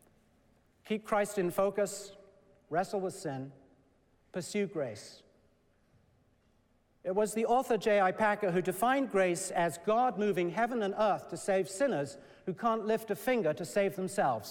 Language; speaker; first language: English; native; English